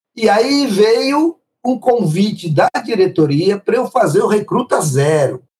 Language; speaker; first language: Portuguese; non-native, fluent; Italian